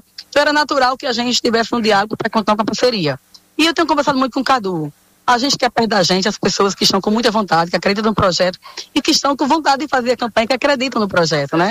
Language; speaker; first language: Portuguese; native; Portuguese